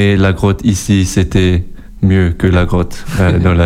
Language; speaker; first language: French; non-native, learner; German